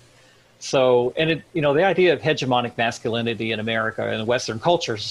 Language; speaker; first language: English; native; English